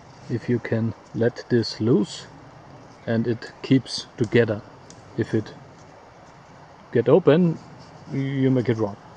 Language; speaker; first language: English; non-native, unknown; German